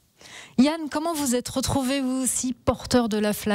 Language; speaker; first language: French; native; French